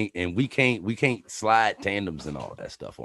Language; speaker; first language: English; native; English